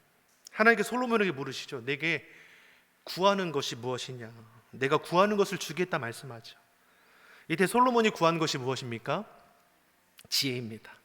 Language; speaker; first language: Korean; native; Korean